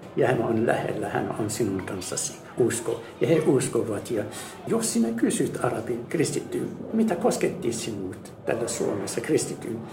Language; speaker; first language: Finnish; non-native, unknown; Arabic